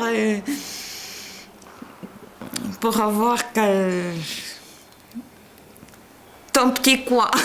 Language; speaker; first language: French; non-native, fluent; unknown